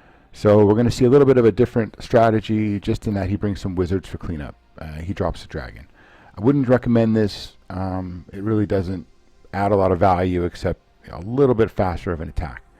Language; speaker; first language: English; native; English